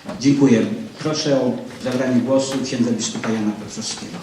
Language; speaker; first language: Polish; native; Polish